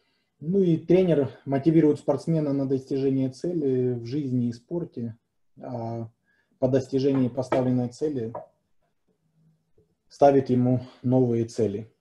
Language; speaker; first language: Russian; native; Russian